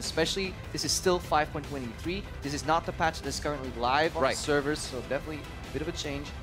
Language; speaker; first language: English; native; English